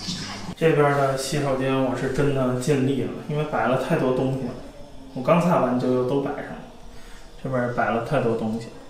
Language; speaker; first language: Chinese; native; Chinese